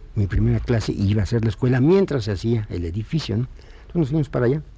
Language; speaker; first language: Spanish; native; Spanish